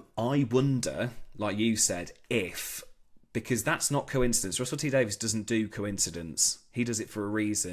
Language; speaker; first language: English; native; English